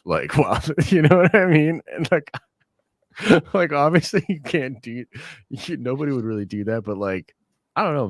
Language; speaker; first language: English; native; English